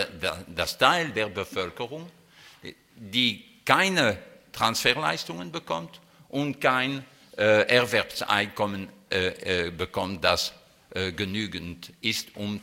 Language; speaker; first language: German; non-native, fluent; French